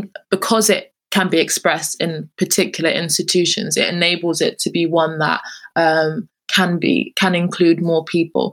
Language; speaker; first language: English; native; English